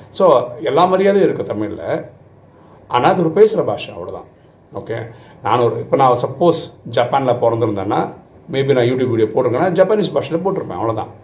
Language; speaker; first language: Tamil; non-native, local second language; Malayalam